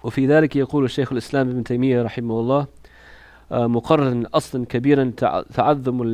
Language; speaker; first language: Arabic; non-native, fluent; English